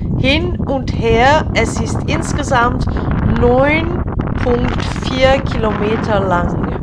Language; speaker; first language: German; non-native, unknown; Hungarian